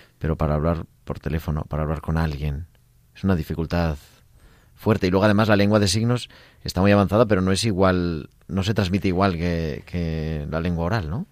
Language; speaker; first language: Spanish; native; Spanish